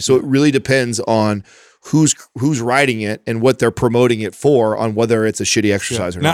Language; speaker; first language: English; native; English